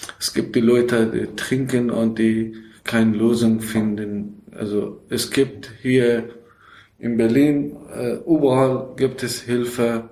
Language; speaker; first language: German; non-native, learner; Persian